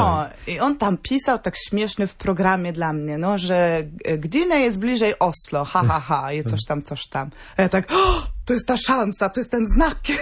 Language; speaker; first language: Polish; non-native, fluent; Norwegian